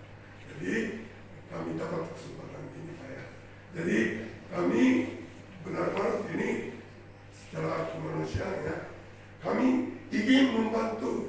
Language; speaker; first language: Indonesian; non-native, fluent; Japanese